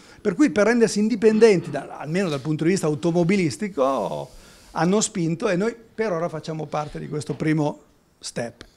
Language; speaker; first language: Italian; native; Italian